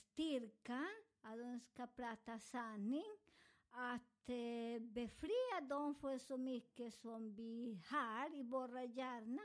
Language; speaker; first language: Swedish; non-native, learner; Spanish